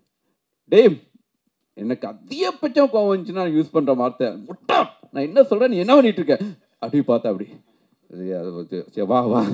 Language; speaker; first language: Tamil; native; Tamil